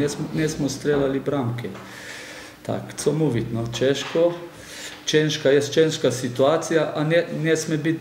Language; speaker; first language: Polish; non-native, learner; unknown